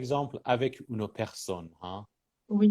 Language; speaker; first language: French; non-native, fluent; Persian